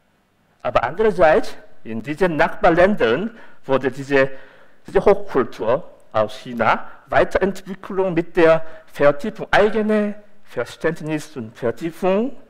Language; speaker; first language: German; non-native, fluent; Korean